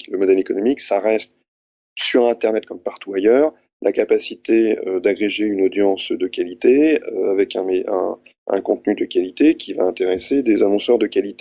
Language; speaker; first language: French; native; French